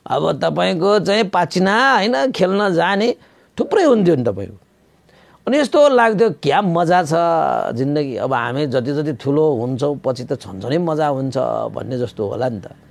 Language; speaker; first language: Nepali; non-native, local second language; Newari